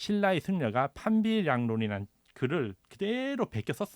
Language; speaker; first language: Korean; native; Korean